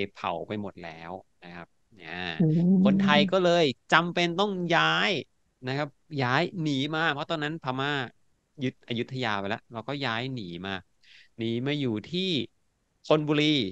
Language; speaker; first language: Thai; native; Thai